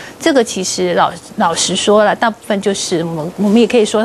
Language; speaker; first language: Chinese; native; Chinese